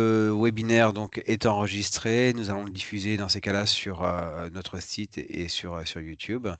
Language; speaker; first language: French; native; French